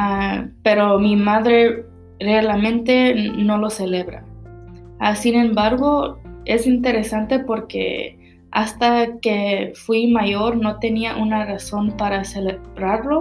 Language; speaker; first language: Spanish; early bilingual, heritage; Spanish